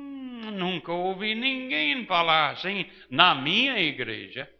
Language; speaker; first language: Portuguese; non-native, fluent; English